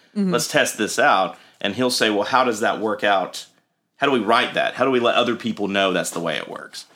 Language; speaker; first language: English; native; English